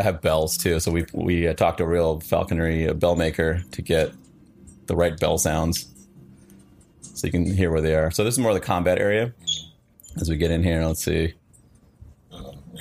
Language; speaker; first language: English; non-native, local second language; Sinhala